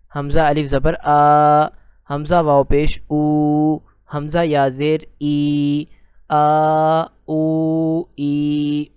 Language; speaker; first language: Urdu; native; Urdu